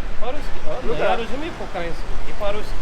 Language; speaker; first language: Polish; non-native, learner; Ukrainian